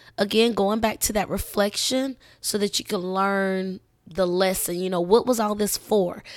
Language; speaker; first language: English; native; English